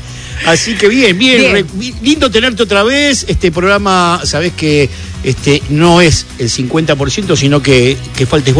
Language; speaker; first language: Spanish; native; Spanish